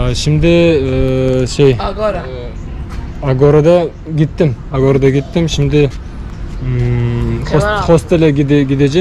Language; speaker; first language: Turkish; non-native, learner; Bashkir